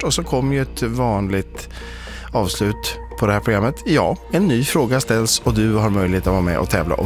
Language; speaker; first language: Swedish; native; Swedish